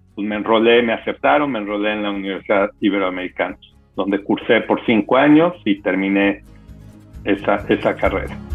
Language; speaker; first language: Spanish; native; Spanish